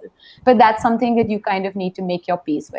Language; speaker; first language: English; non-native, local second language; Hindi